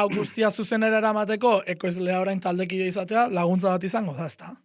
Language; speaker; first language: Basque; native; Basque